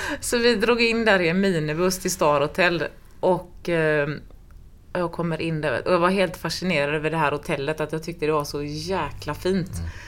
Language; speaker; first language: Swedish; native; Swedish